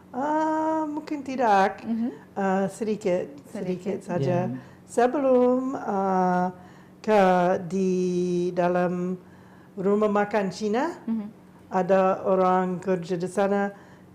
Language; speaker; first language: Indonesian; non-native, learner; English